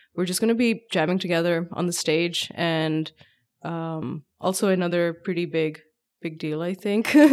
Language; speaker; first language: English; non-native, local second language; Urdu